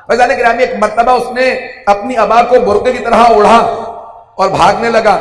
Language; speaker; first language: Urdu; native; Urdu